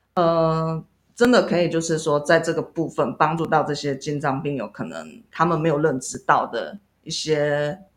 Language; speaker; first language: Chinese; native; Chinese